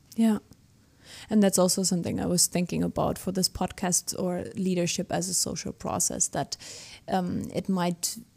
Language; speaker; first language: English; non-native, fluent; German